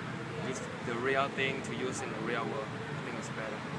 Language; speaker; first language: English; non-native, learner; Thai